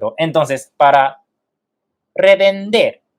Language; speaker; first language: Spanish; non-native, fluent; Japanese